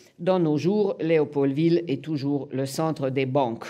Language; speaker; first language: French; non-native, fluent; Hungarian